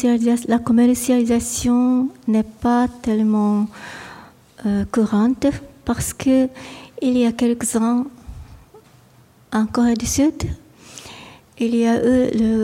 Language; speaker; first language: French; non-native, fluent; Japanese